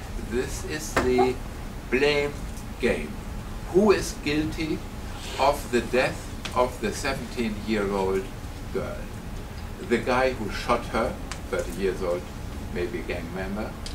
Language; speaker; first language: English; non-native, fluent; German